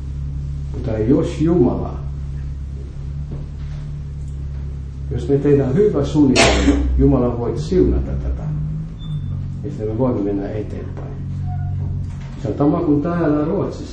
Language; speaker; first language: Finnish; non-native, fluent; French